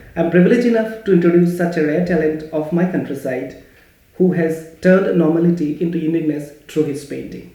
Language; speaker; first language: English; non-native, local second language; Assamese